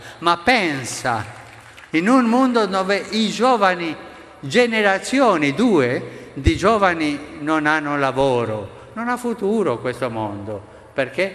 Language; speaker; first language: Italian; non-native, fluent; Spanish